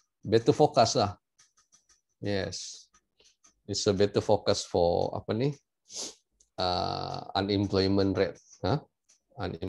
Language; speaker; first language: English; non-native, local second language; Malay